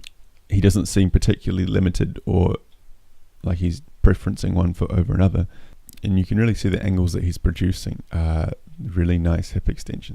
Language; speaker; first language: English; native; English